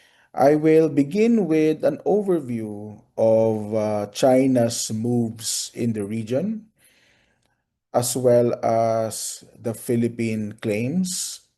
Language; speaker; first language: English; non-native, local second language; Filipino